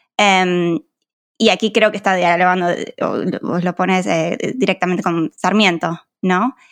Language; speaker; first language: Spanish; native; Spanish